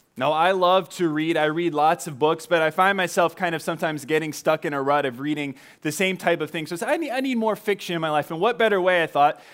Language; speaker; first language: English; native; English